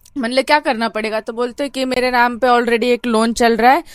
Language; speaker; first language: Hindi; non-native, local second language; Marathi